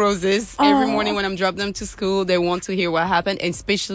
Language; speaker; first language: English; non-native, fluent; French